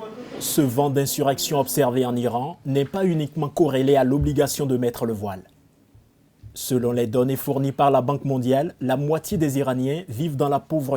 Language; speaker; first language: French; native; French